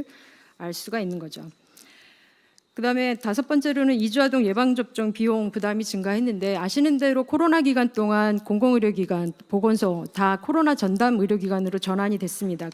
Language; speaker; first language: Korean; native; Korean